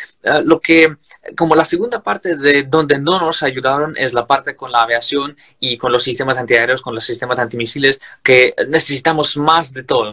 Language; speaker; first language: Spanish; non-native, fluent; Russian